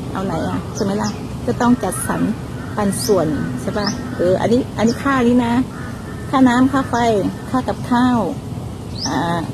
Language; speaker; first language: Thai; non-native, local second language; Northern Khmer